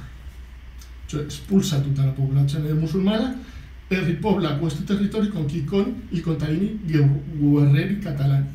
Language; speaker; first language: Italian; non-native, fluent; Catalan